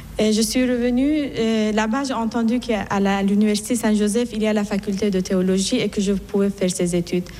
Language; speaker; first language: French; non-native, fluent; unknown